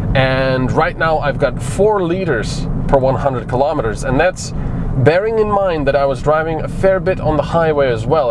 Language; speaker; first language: English; non-native, fluent; Slovenian